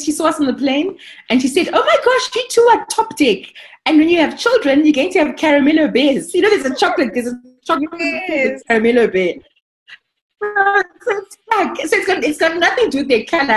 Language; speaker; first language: English; non-native, local second language; Zulu